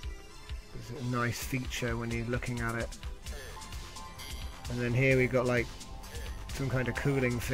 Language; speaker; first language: English; native; English